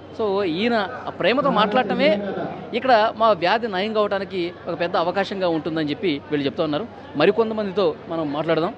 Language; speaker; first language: Telugu; native; Telugu